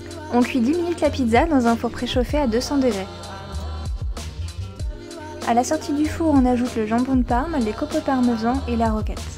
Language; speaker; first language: French; native; French